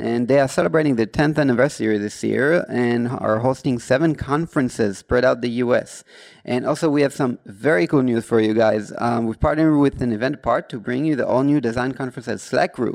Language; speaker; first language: English; non-native, fluent; Hebrew